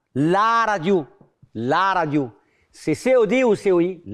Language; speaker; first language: French; non-native, fluent; Arabic